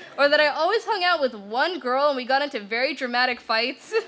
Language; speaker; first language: English; native; English